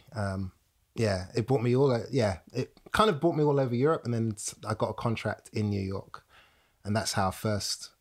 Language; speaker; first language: English; native; English